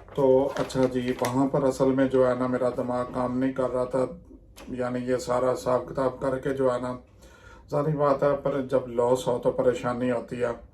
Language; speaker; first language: Urdu; non-native, local second language; Punjabi